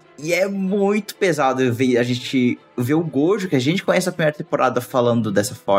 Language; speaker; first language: Portuguese; native; Portuguese